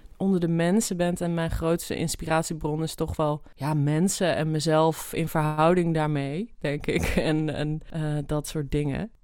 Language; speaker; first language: Dutch; native; Dutch